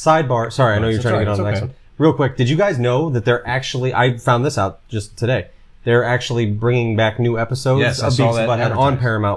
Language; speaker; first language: English; native; English